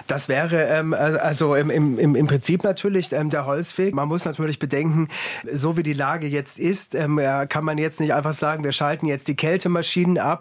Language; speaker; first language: German; native; German